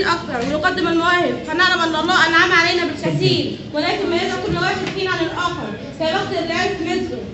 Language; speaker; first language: Arabic; native; Arabic